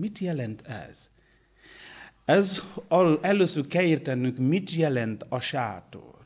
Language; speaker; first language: Hungarian; non-native, learner; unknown